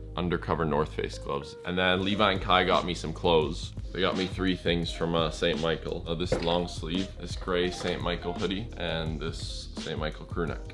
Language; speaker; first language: English; native; English